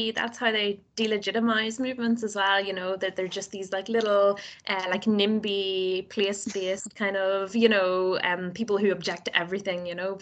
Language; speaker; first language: English; native; English